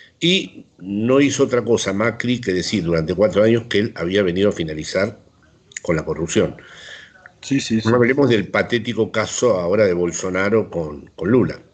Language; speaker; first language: Spanish; native; Spanish